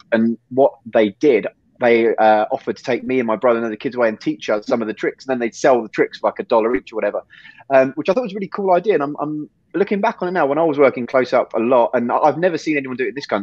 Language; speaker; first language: English; native; English